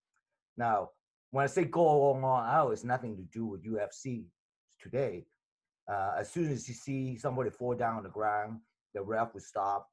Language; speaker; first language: English; non-native, local second language; Cantonese